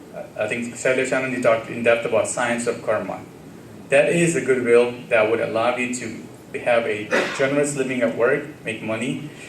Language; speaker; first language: English; early bilingual, other home language; Gujarati